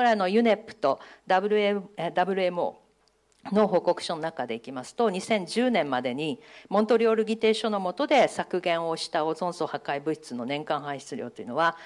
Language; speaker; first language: Japanese; native; Japanese